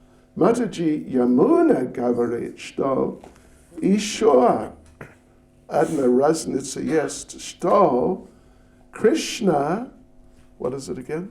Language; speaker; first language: Russian; non-native, learner; English